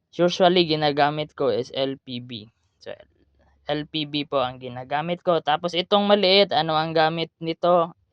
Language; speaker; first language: Filipino; non-native, local second language; Cebuano